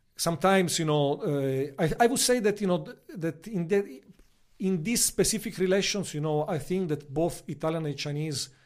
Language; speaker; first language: English; non-native, fluent; Italian